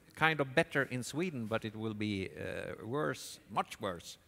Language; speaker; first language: English; non-native, fluent; Swedish